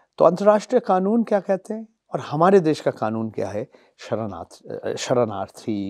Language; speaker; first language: Hindi; non-native, local second language; Bangla